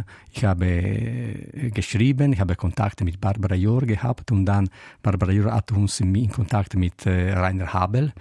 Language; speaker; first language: German; non-native, learner; Italian